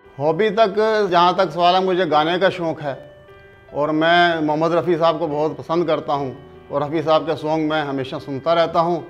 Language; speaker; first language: Urdu; non-native, local second language; Punjabi